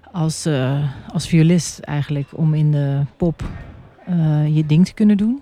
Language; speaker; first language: Dutch; early bilingual, heritage; Dutch